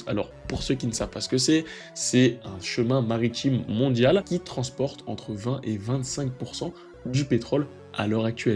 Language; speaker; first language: French; native; French